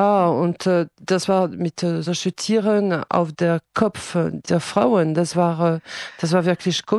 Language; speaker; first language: German; non-native, fluent; French